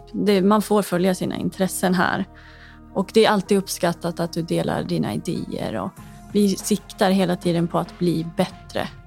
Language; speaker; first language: Swedish; native; Swedish